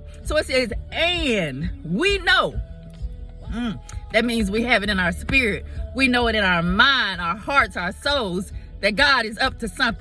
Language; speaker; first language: English; native; English